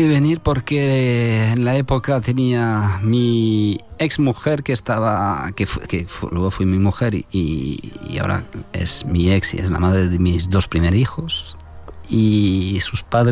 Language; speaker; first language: Spanish; non-native, fluent; French